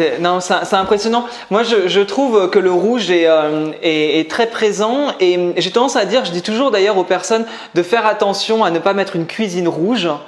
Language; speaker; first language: French; native; French